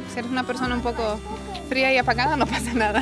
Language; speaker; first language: Spanish; non-native, fluent; Lithuanian